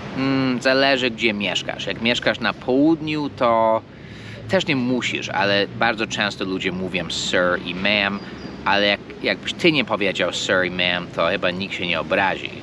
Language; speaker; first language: Polish; non-native, fluent; English